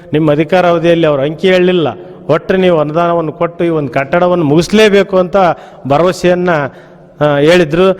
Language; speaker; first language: Kannada; native; Kannada